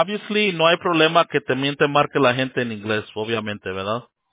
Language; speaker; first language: Spanish; early bilingual, heritage; Spanish